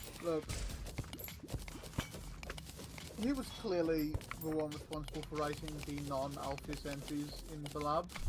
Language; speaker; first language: English; native; English